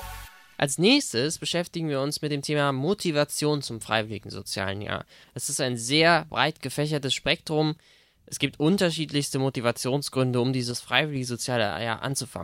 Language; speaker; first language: German; native; German